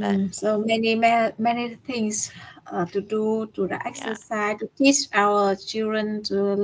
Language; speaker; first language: English; non-native, learner; Vietnamese